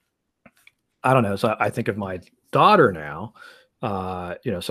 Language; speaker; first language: English; early bilingual, other home language; Spanish